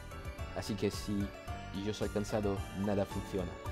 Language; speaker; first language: Spanish; non-native, learner; French